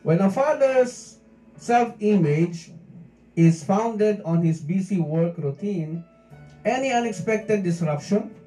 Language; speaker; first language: English; non-native, local second language; Filipino